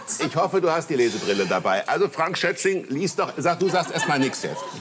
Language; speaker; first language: German; native; German